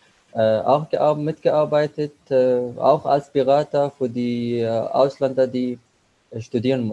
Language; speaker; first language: German; non-native, learner; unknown